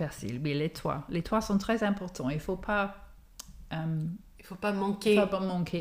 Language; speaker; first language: French; non-native, fluent; English